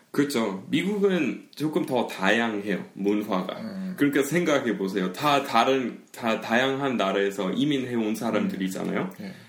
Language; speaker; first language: Korean; early bilingual, heritage; Korean